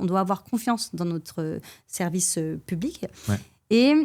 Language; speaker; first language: French; native; French